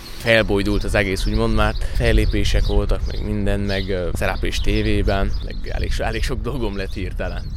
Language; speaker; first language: Hungarian; native; Hungarian